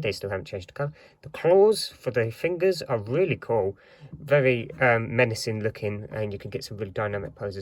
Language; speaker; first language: English; native; English